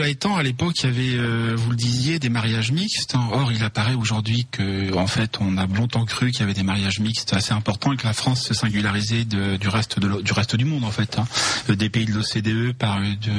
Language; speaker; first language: French; native; French